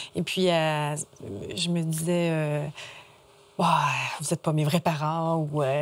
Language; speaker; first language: French; native; French